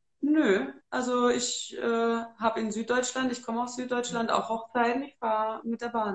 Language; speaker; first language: German; native; German